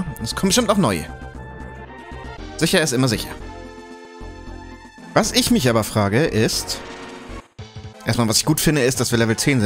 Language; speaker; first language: German; native; German